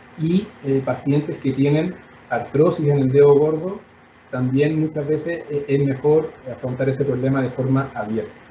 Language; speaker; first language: Spanish; native; Spanish